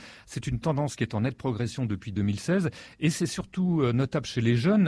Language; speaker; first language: French; native; French